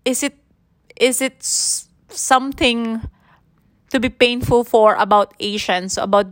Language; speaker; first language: English; non-native, local second language; Filipino